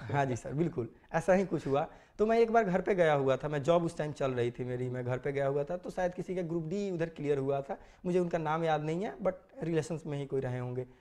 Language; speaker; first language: Hindi; native; Hindi